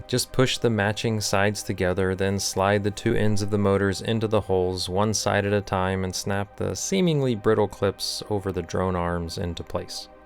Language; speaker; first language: English; native; English